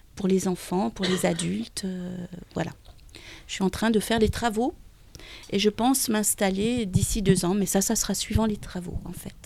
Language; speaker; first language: French; native; French